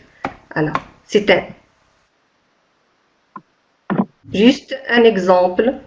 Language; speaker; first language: French; non-native, local second language; Arabic